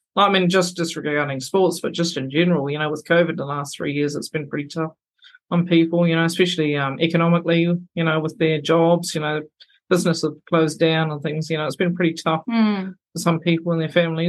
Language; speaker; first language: English; native; English